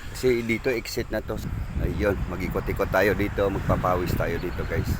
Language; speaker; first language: Filipino; non-native, local second language; Cebuano